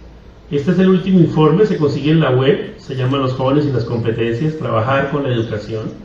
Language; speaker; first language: Spanish; native; Spanish